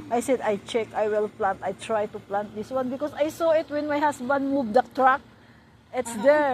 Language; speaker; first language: English; non-native, local second language; Cebuano